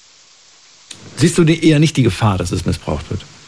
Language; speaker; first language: German; native; German